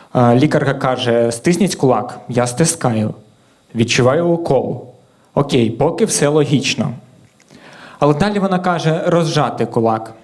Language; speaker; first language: Ukrainian; native; Ukrainian